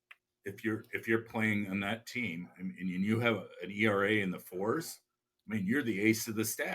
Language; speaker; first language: English; native; English